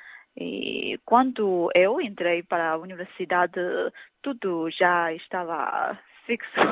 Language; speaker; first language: Portuguese; non-native, fluent; Chinese